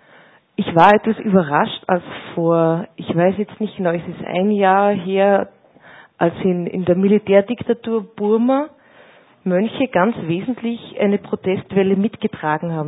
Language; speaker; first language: German; native; German